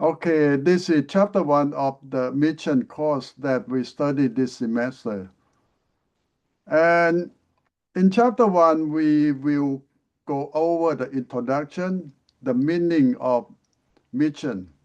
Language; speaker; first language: English; non-native, fluent; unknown